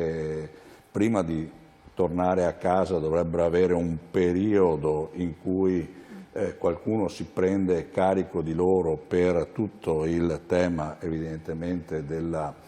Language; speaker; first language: Italian; native; Italian